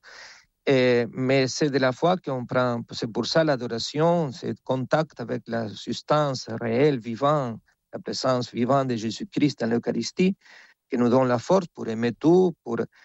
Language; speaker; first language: French; non-native, fluent; Spanish